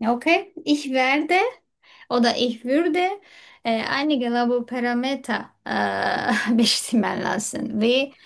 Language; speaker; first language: German; non-native, learner; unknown